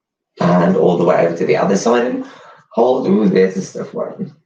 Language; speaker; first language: English; native; English